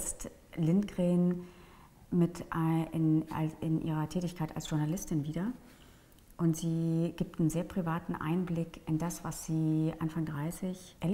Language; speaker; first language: German; native; German